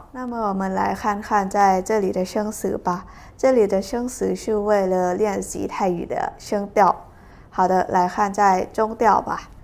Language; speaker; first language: Chinese; non-native, fluent; Thai